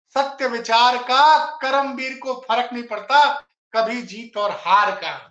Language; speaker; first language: Hindi; native; Hindi